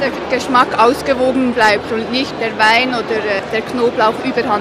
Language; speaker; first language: German; native; German